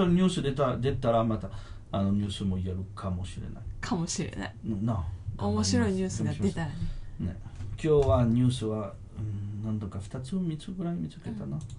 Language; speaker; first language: Japanese; non-native, fluent; French